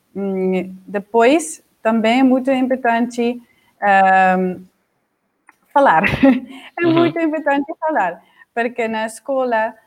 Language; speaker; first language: Portuguese; non-native, fluent; Dutch